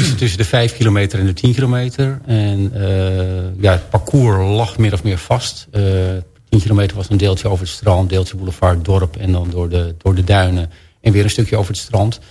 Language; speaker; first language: Dutch; native; Dutch